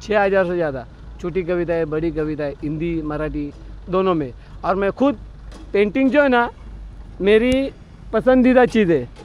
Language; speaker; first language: Hindi; non-native, local second language; Marathi